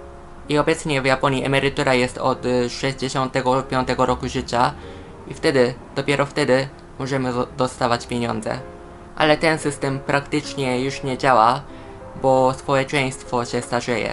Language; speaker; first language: Polish; non-native, fluent; Japanese